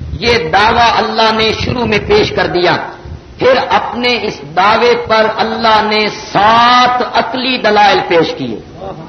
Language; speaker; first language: Urdu; non-native, local second language; Punjabi